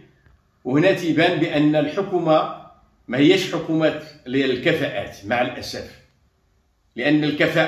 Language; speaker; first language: Arabic; native; Arabic